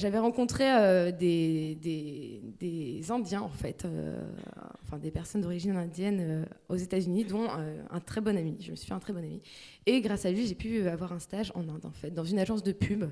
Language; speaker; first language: French; native; French